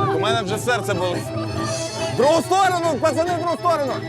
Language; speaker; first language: Ukrainian; non-native, local second language; Russian